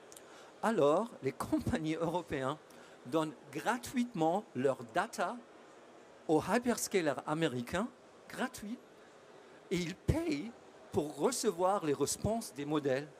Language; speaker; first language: French; non-native, fluent; German